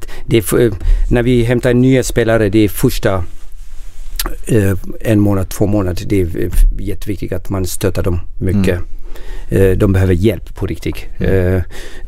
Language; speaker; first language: Swedish; non-native, learner; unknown